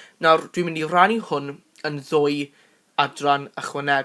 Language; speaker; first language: Welsh; non-native, local second language; English